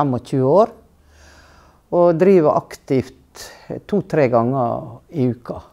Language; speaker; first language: Norwegian; native; Norwegian